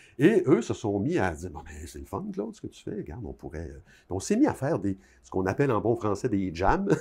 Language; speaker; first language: French; native; French